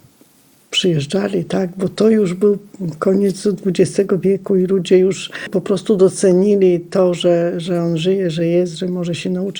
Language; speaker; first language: Polish; non-native, local second language; Lithuanian